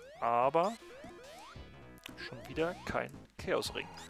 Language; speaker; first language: German; native; German